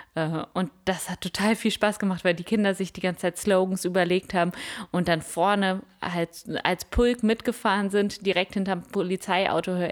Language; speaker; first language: German; native; German